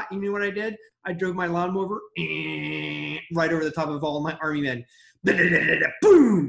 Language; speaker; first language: English; native; English